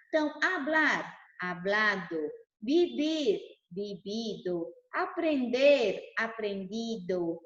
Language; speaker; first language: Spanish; non-native, fluent; Portuguese